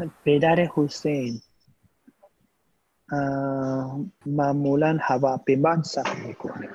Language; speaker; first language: Persian; non-native, learner; Urdu